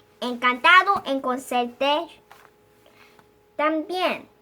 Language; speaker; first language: Spanish; non-native, learner; Korean